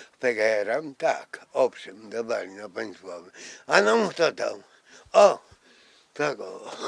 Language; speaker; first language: Polish; non-native, local second language; Ukrainian